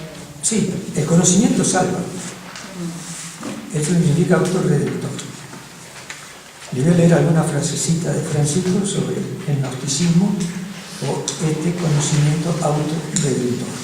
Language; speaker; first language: Spanish; native; Spanish